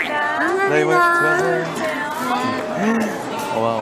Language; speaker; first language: Korean; non-native, fluent; Chinese